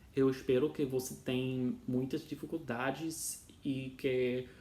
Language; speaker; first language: Portuguese; non-native, learner; English